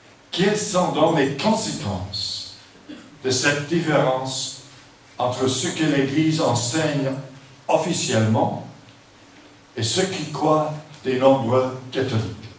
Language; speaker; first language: French; non-native, fluent; English